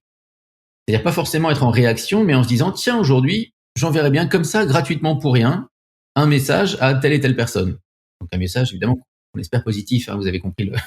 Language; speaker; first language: French; native; French